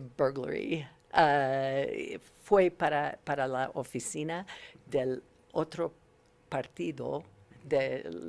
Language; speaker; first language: Spanish; non-native, learner; English